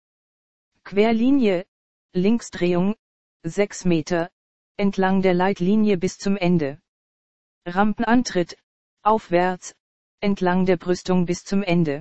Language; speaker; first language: German; native; German